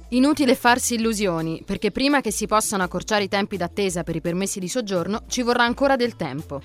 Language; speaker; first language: Italian; native; Italian